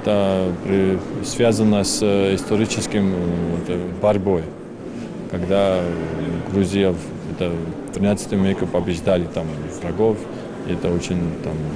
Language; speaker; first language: Russian; non-native, fluent; Georgian